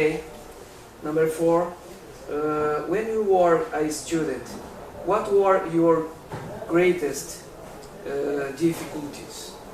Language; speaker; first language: English; non-native, learner; Portuguese